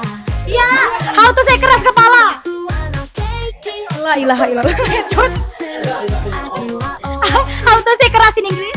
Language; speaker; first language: English; non-native, fluent; Indonesian